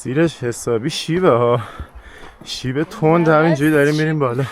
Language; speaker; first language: Persian; native; Persian